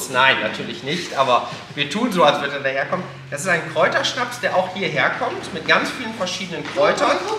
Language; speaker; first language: German; native; German